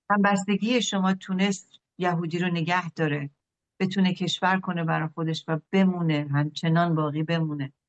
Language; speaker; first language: Persian; native; Persian